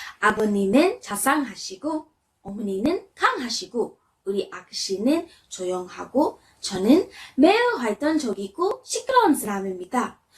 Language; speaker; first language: Korean; non-native, fluent; English